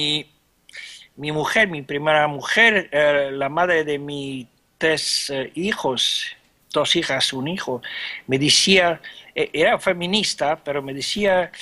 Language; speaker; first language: Spanish; non-native, fluent; French